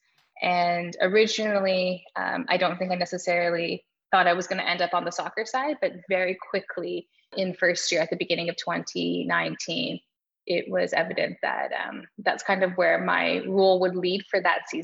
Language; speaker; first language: English; native; English